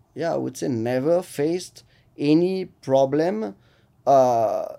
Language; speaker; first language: English; non-native, fluent; French